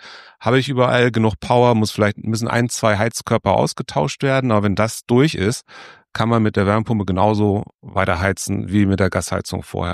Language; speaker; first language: German; native; German